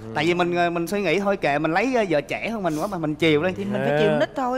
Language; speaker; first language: Vietnamese; native; Vietnamese